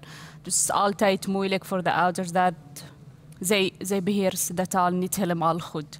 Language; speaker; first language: Dutch; non-native, learner; Arabic